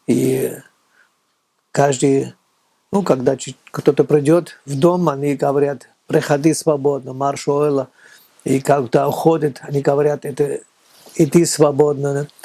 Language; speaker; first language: Russian; non-native, fluent; German